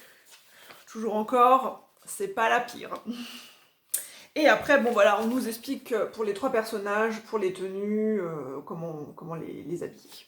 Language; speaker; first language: French; native; French